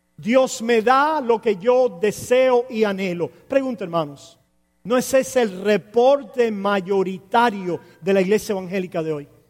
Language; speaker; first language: Spanish; native; Spanish